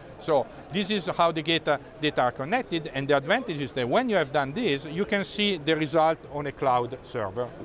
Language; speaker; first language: English; non-native, fluent; Italian